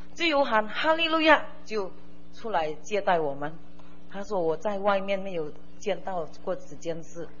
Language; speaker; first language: Chinese; early bilingual, heritage; Chinese